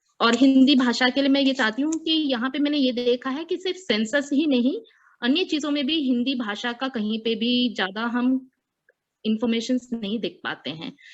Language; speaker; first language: Hindi; non-native, local second language; Tamil